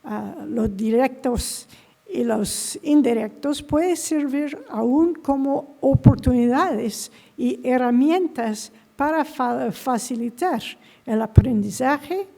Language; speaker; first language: Spanish; non-native, fluent; English